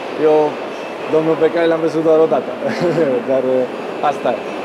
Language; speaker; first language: Romanian; non-native, fluent; Italian